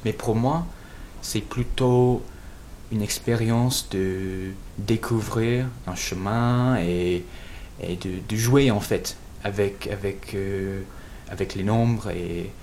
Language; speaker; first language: French; non-native, fluent; English